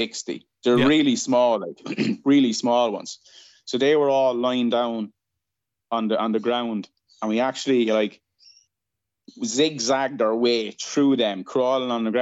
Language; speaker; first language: English; native; English